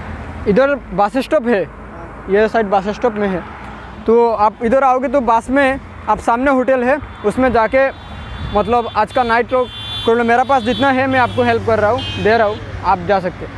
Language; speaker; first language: Hindi; non-native, local second language; Bangla